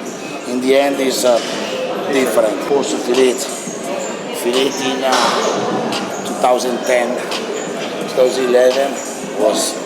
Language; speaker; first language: English; non-native, learner; Italian